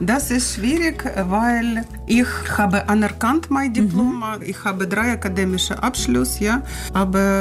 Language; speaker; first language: German; non-native, learner; Russian